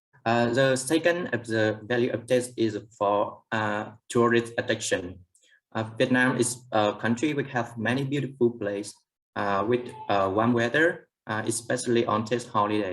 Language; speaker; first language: English; non-native, learner; Vietnamese